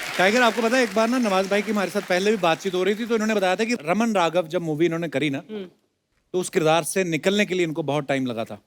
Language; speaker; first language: Hindi; non-native, local second language; Punjabi